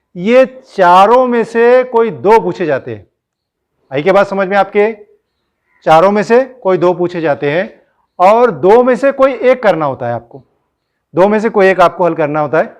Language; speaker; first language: Hindi; non-native, local second language; Marathi